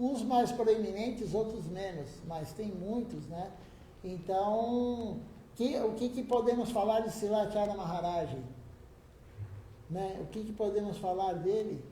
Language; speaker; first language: Portuguese; native; Portuguese